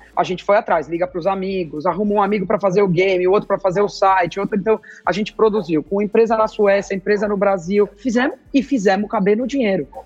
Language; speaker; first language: Portuguese; native; Portuguese